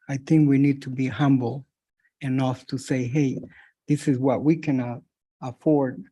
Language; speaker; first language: English; non-native, fluent; Spanish